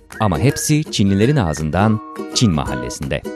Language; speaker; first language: Turkish; native; Turkish